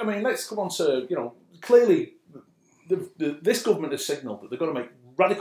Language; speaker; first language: English; native; English